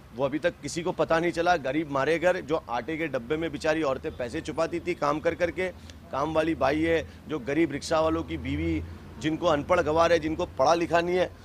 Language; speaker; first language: Hindi; native; Hindi